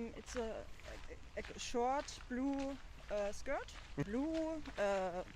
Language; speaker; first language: English; non-native, learner; German